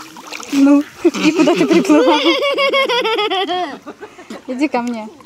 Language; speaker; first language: Russian; native; Russian